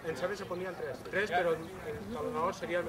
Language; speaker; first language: Spanish; native; Spanish